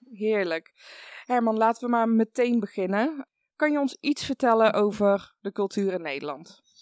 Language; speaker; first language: Dutch; early bilingual, other home language; Persian